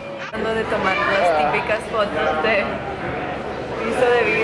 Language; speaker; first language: Spanish; non-native, fluent; Croatian